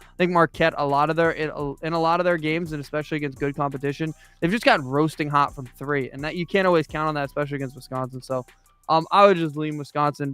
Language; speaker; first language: English; native; English